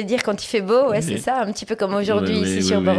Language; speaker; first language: French; native; French